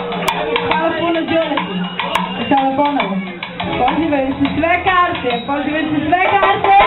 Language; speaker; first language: Bosnian; native; Bosnian